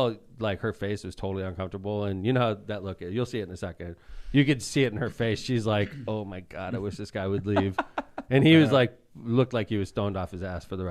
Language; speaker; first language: English; native; English